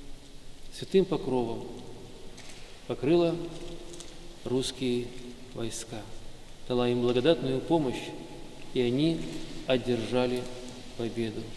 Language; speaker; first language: Russian; native; Russian